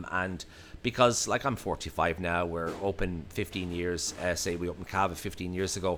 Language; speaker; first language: English; native; English